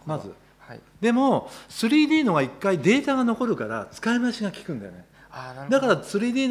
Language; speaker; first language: Japanese; native; Japanese